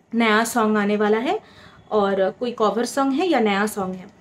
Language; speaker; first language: Hindi; non-native, local second language; Bangla